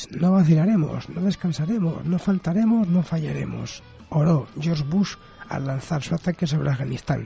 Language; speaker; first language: Spanish; native; Spanish